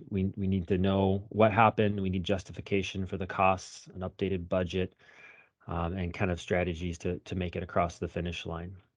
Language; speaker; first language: English; native; English